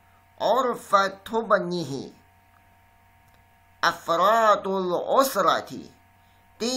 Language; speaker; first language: Arabic; non-native, learner; Chinese